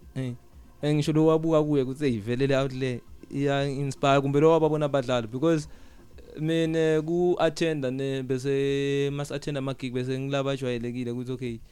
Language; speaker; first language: Zulu; non-native, local second language; Swati